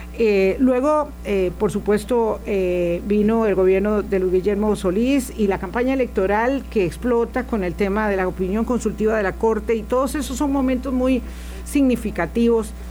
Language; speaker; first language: Spanish; native; Spanish